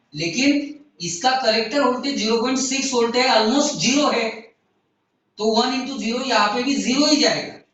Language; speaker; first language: Hindi; non-native, local second language; Marathi